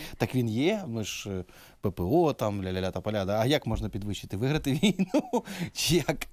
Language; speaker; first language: Ukrainian; native; Ukrainian